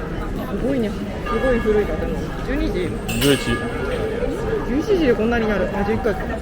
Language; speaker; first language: Japanese; native; Japanese